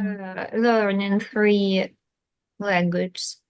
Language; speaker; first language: English; non-native, learner; Russian